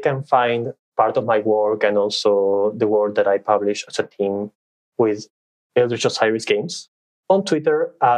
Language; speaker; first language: English; non-native, fluent; Spanish